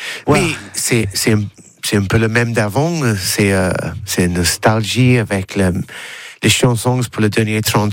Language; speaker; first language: French; non-native, learner; English